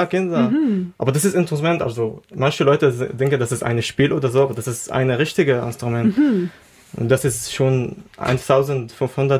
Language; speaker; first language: German; non-native, learner; Arabic